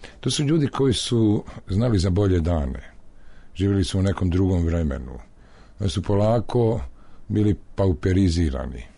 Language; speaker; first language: Croatian; native; Croatian